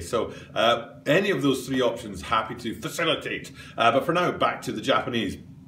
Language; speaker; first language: English; native; English